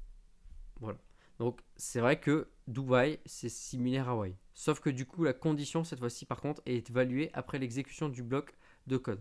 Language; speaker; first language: French; native; French